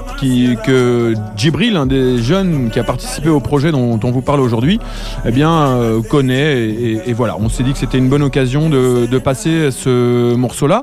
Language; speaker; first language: French; native; French